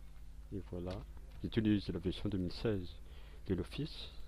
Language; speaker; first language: French; non-native, local second language; Malagasy